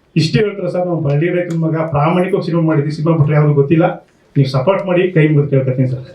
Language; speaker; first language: Kannada; native; Kannada